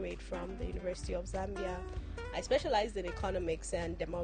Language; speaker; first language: English; non-native, local second language; Tumbuka